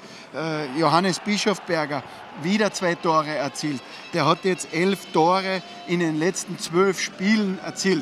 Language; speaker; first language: German; native; German